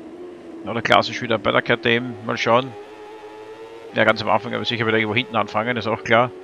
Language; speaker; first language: German; native; German